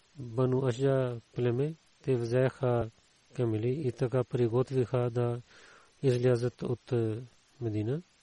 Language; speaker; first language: Bulgarian; non-native, learner; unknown